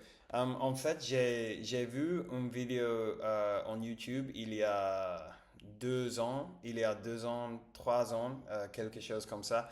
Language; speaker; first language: French; non-native, learner; Spanish